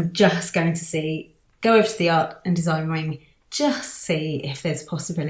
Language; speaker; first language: English; native; English